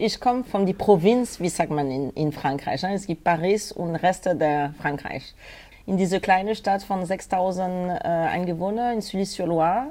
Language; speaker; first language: German; non-native, learner; French